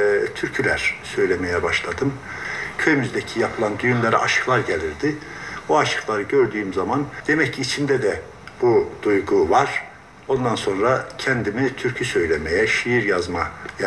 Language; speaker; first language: Turkish; native; Turkish